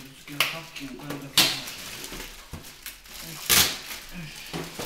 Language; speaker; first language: Japanese; native; Japanese